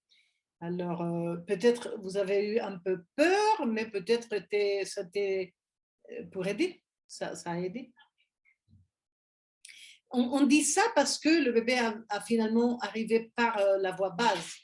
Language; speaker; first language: French; non-native, fluent; Spanish